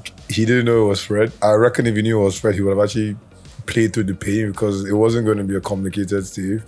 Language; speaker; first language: English; native; English